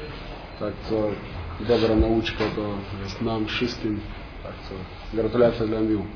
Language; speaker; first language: Polish; non-native, fluent; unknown